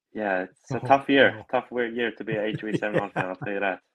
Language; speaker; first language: English; non-native, fluent; Swedish